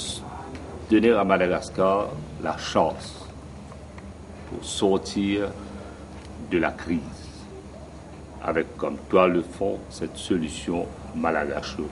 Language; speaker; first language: French; non-native, local second language; Morisyen